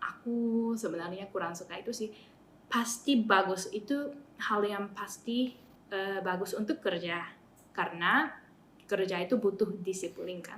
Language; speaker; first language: Indonesian; non-native, fluent; Japanese